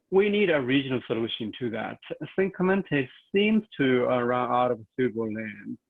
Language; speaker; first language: English; non-native, fluent; Chinese